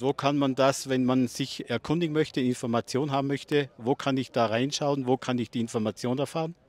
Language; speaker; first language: German; native; German